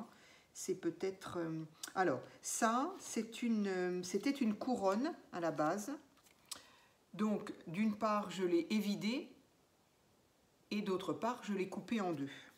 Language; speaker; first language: French; native; French